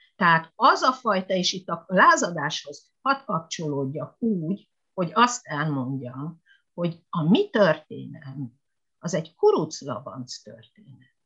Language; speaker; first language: Hungarian; non-native, fluent; Japanese